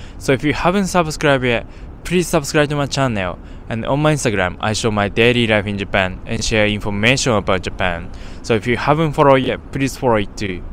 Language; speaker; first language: English; non-native, fluent; Japanese